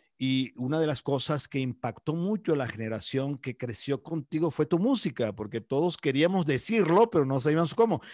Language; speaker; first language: Spanish; native; Spanish